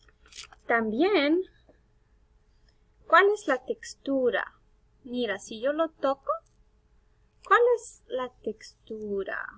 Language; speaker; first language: Spanish; non-native, fluent; English